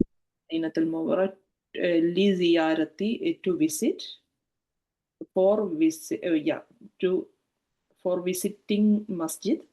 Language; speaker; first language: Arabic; non-native, learner; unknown